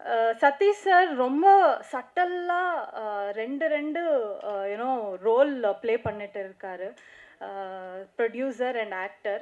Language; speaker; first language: Tamil; non-native, learner; Kannada